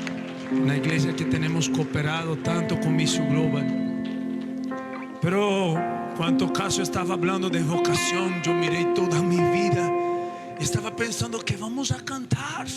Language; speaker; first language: Spanish; non-native, local second language; Portuguese